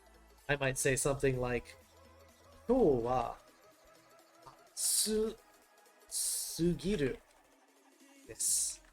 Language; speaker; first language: Japanese; non-native, learner; English